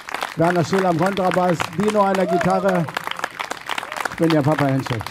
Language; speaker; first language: German; native; German